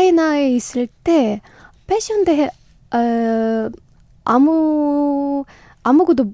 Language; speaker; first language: Korean; non-native, learner; Ukrainian